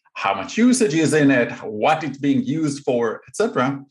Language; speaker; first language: English; non-native, fluent; Hebrew